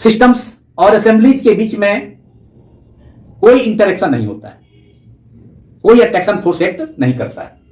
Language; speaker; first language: Hindi; native; Hindi